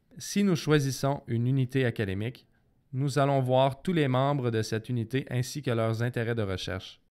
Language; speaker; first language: French; native; French